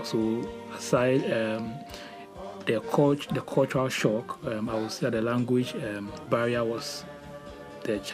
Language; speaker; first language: English; non-native, local second language; Akan